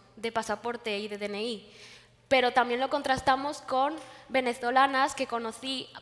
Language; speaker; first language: Spanish; native; Spanish